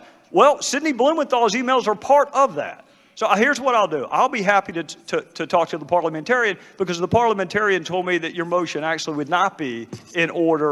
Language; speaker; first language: English; native; English